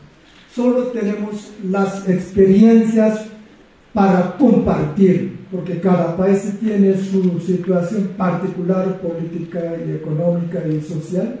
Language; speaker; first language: Spanish; non-native, fluent; Korean